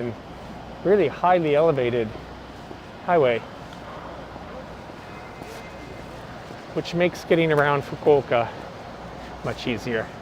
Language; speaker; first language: English; non-native, fluent; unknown